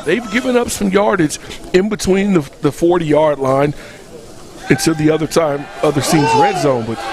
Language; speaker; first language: English; native; English